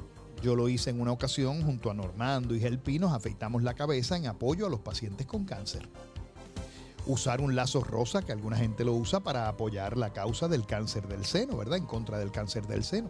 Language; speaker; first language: Spanish; native; Spanish